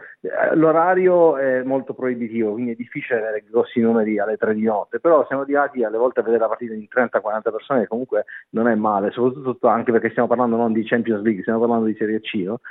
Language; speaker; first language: Italian; native; Italian